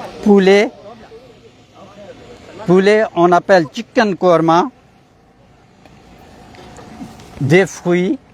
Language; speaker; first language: French; non-native, fluent; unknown